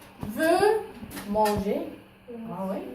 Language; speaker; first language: French; non-native, fluent; English